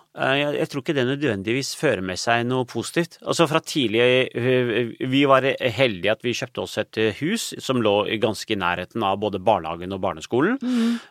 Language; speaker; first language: Norwegian; early bilingual, other home language; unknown